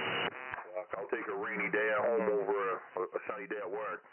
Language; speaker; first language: English; native; English